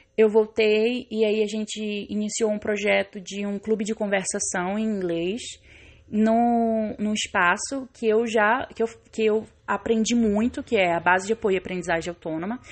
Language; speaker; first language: Portuguese; native; Portuguese